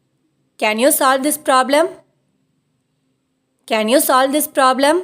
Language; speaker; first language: English; non-native, local second language; Tamil